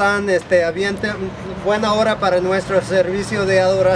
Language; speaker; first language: Spanish; non-native, fluent; English